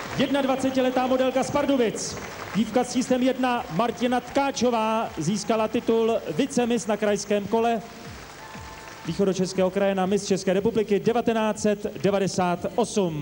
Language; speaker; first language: Czech; native; Czech